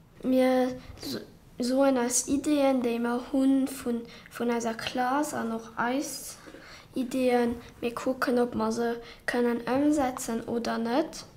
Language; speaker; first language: German; non-native, local second language; Luxembourgish